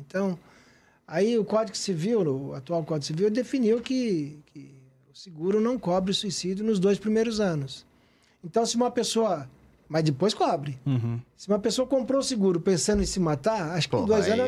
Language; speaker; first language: Portuguese; native; Portuguese